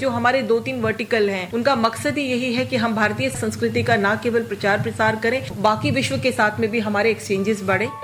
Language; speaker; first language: Hindi; native; Hindi